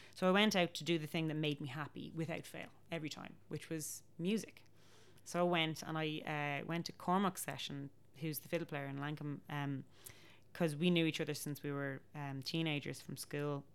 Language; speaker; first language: English; native; English